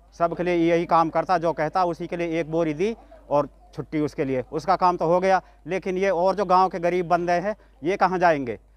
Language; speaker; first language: Hindi; native; Hindi